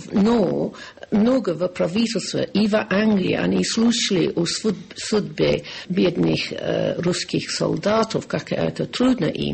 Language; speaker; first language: Russian; non-native, learner; English